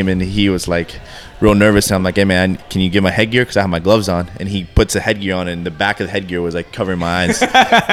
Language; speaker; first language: English; native; English